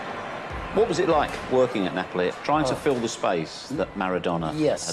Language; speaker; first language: English; native; English